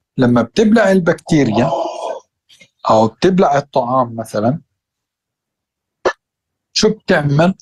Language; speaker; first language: Arabic; native; Arabic